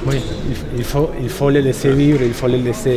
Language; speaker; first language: French; non-native, fluent; Spanish